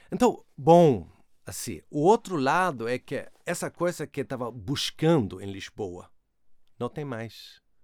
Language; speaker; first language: Portuguese; non-native, fluent; Swedish